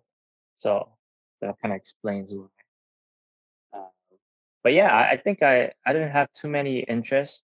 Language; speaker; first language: English; non-native, fluent; Korean